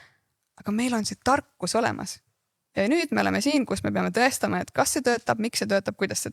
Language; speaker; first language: Estonian; native; Estonian